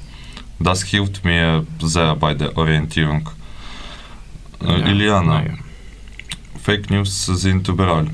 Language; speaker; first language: German; non-native, learner; Ukrainian